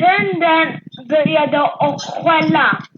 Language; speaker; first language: Swedish; early bilingual, other home language; French